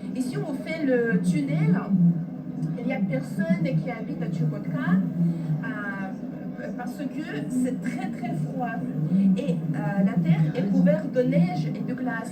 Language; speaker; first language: French; non-native, fluent; Russian